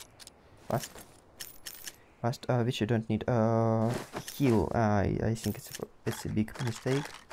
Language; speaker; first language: English; non-native, learner; Russian